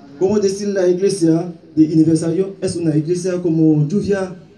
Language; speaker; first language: Spanish; non-native, learner; Haitian Creole